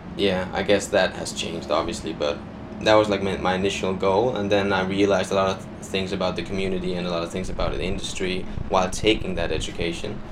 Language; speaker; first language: English; non-native, fluent; Danish